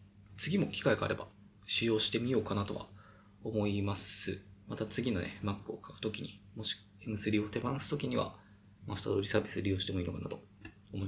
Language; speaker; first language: Japanese; native; Japanese